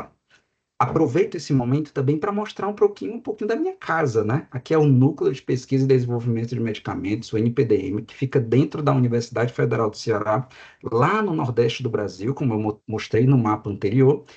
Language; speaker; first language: Portuguese; native; Portuguese